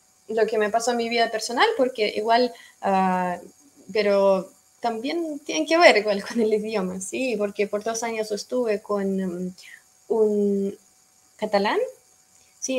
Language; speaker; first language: Spanish; non-native, fluent; Russian